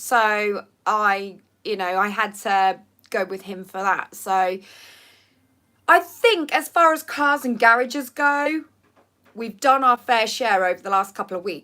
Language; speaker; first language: English; native; English